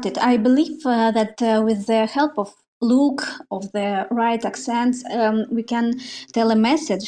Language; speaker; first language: English; non-native, fluent; Romanian